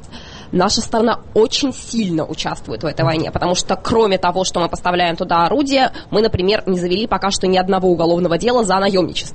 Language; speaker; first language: Russian; native; Russian